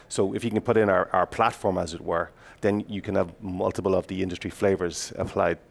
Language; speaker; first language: English; native; English